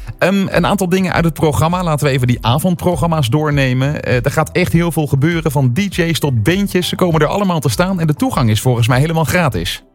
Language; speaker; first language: Dutch; native; Dutch